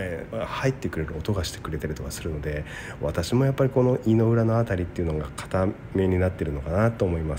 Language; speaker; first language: Japanese; native; Japanese